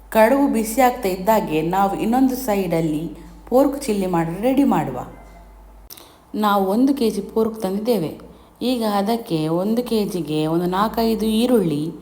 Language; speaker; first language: Kannada; non-native, local second language; Tulu